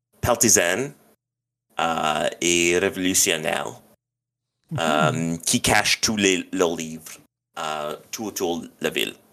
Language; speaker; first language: French; non-native, local second language; English